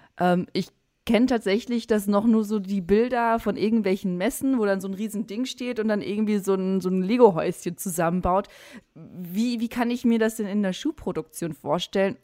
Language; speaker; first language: German; native; German